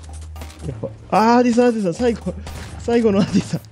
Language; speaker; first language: Japanese; native; Japanese